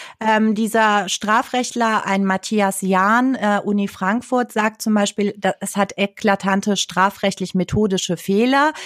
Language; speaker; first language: German; early bilingual, other home language; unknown